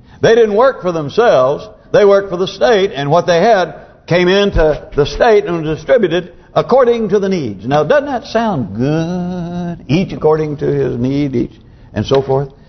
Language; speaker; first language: English; native; English